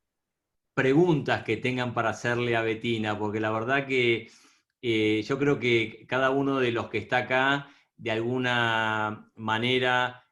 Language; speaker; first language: Spanish; native; Spanish